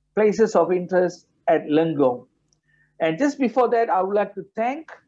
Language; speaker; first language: English; non-native, local second language; Malay